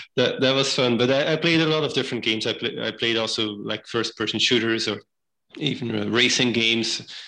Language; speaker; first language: English; non-native, fluent; Dutch